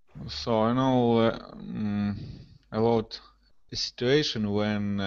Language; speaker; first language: English; non-native, learner; Russian